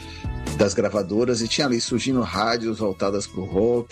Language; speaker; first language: Portuguese; native; Portuguese